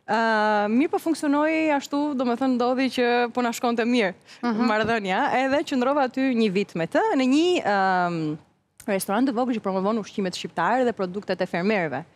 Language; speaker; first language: Albanian; native; Albanian